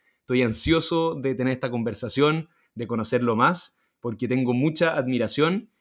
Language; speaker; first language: Spanish; native; Spanish